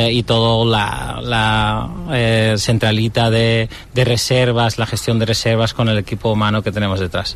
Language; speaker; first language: Spanish; non-native, fluent; Dutch